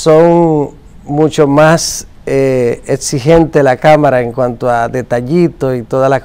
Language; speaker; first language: Spanish; native; Spanish